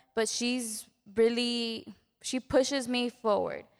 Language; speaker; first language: English; early bilingual, other home language; Spanish